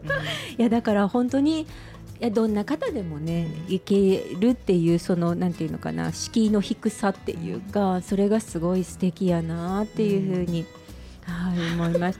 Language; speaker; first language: Japanese; native; Japanese